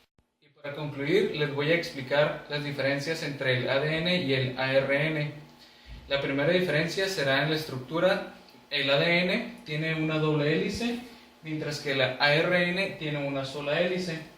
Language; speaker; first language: Spanish; native; Spanish